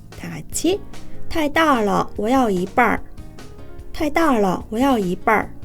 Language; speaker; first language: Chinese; non-native, fluent; Korean